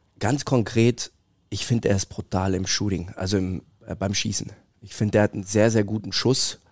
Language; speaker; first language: German; native; German